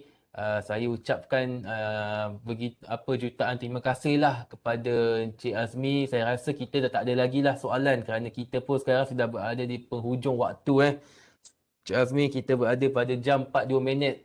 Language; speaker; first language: Malay; native; Malay